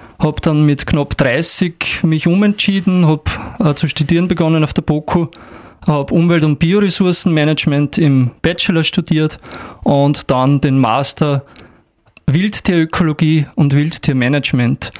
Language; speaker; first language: German; native; German